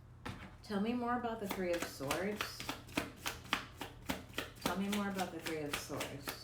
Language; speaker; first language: English; native; English